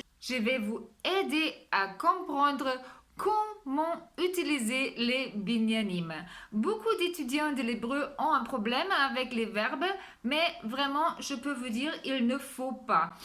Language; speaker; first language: French; non-native, fluent; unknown